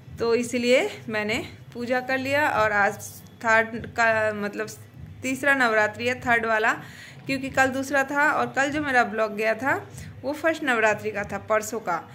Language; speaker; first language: Hindi; non-native, local second language; Bangla